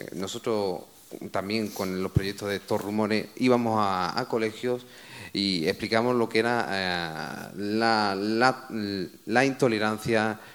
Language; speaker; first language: Spanish; native; Spanish